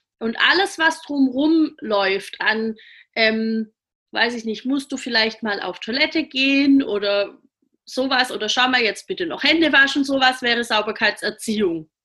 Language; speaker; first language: German; native; German